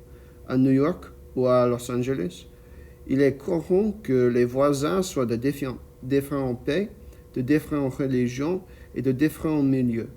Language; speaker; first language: French; non-native, learner; English